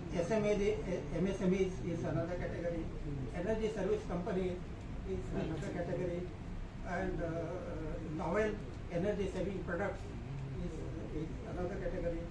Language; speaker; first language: English; non-native, local second language; Marathi